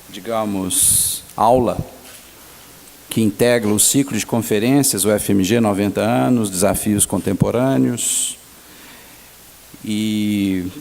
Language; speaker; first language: Portuguese; native; Portuguese